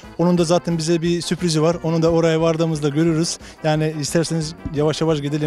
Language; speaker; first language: Turkish; non-native, fluent; Bosnian